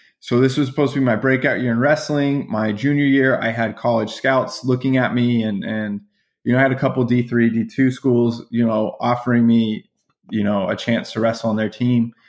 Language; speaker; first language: English; native; English